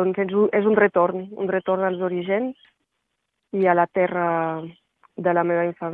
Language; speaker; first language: Catalan; non-native, local second language; French